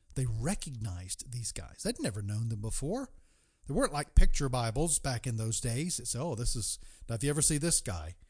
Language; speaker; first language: English; native; English